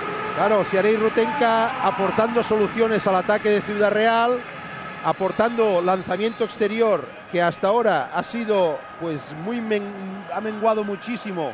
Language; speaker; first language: Spanish; native; Spanish